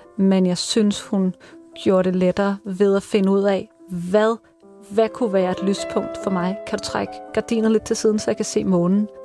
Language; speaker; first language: Danish; native; Danish